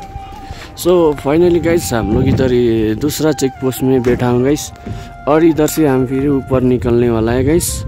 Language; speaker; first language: Hindi; non-native, local second language; Nepali